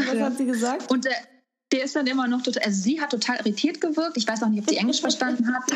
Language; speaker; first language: German; native; German